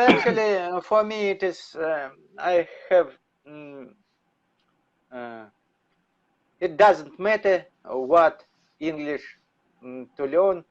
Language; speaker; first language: English; non-native, learner; Russian